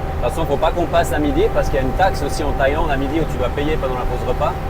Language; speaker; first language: French; native; French